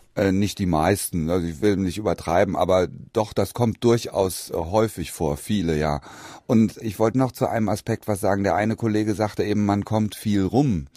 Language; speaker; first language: German; native; German